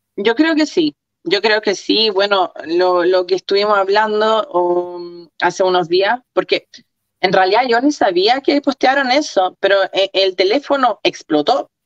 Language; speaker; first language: Spanish; early bilingual, other home language; Croatian